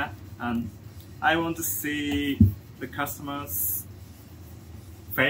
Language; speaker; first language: English; non-native, learner; Japanese